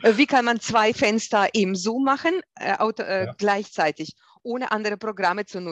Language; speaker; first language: German; non-native, fluent; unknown